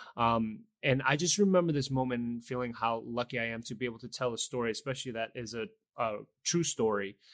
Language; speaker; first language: English; early bilingual, other home language; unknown